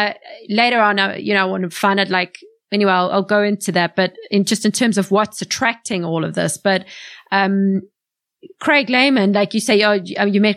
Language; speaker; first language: English; native; English